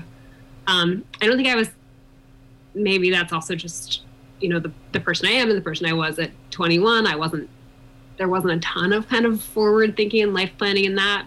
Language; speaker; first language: English; native; English